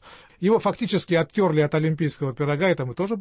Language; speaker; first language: Russian; native; Russian